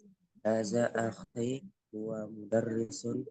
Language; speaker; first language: Arabic; non-native, learner; Indonesian